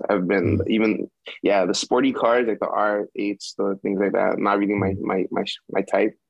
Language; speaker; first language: English; early bilingual, other home language; Yoruba